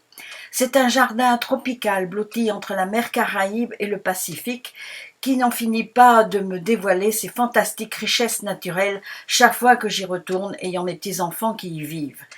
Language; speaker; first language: French; native; French